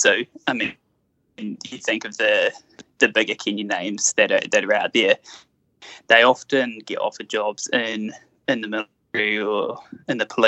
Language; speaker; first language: English; native; English